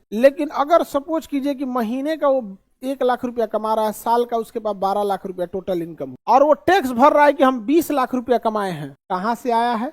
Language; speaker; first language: Hindi; native; Hindi